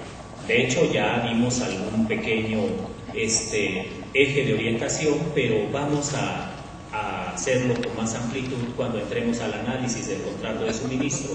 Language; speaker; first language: Spanish; native; Spanish